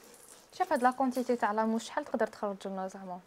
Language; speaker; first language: Arabic; native; Arabic